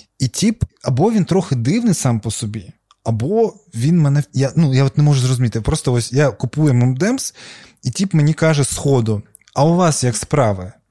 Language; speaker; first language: Ukrainian; non-native, local second language; Russian